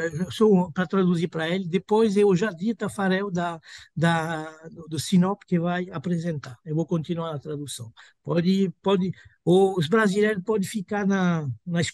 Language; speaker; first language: Portuguese; non-native, fluent; French